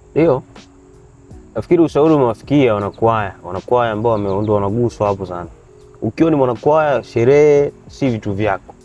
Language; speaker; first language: Swahili; native; Swahili